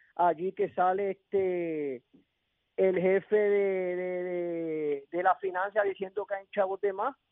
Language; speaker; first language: Spanish; native; Spanish